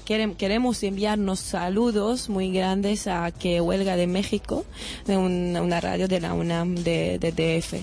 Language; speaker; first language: Spanish; native; Spanish